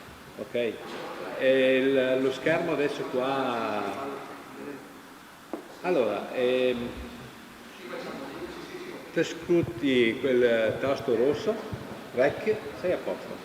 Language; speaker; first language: Italian; native; Italian